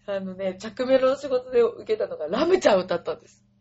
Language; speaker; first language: Japanese; native; Japanese